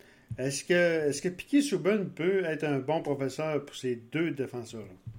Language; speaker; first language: French; native; French